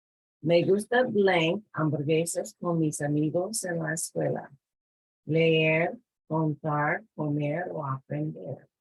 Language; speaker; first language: Spanish; non-native, fluent; English